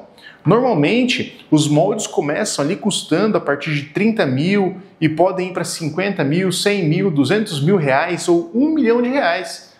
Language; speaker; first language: Portuguese; native; Portuguese